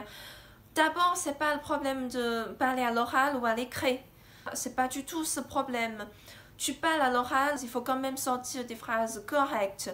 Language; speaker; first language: French; non-native, fluent; Chinese